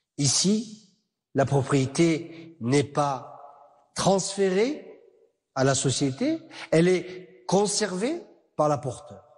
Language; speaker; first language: French; non-native, local second language; Arabic